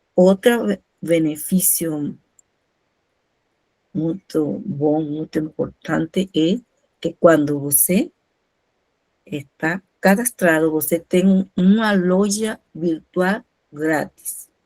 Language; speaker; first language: Portuguese; non-native, fluent; Spanish